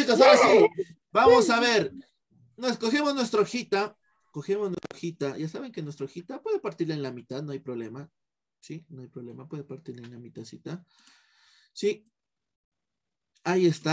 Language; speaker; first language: Spanish; native; Spanish